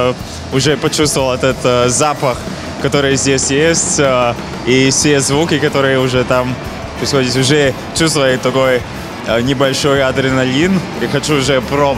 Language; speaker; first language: Russian; non-native, fluent; Latvian